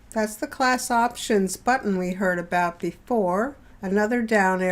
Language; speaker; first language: English; native; English